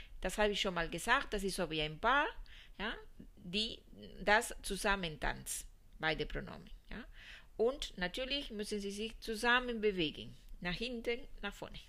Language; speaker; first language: German; non-native, fluent; Spanish